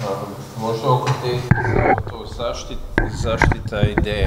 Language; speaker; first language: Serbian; non-native, fluent; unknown